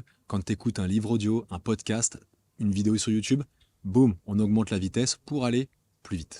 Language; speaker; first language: French; native; French